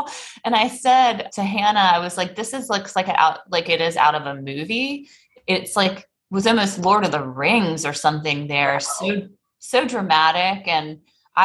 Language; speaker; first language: English; native; English